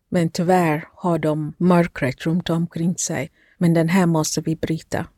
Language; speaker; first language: Swedish; non-native, fluent; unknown